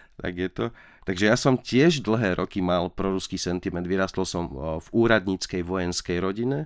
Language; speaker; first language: Slovak; native; Slovak